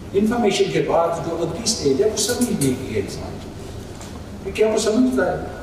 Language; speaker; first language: Urdu; non-native, local second language; Punjabi